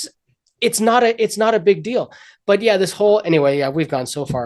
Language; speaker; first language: English; native; English